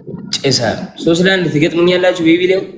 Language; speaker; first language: Amharic; native; Amharic